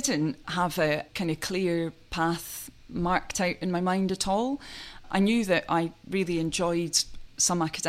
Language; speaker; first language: English; native; English